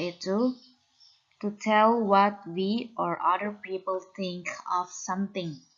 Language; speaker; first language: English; non-native, fluent; Indonesian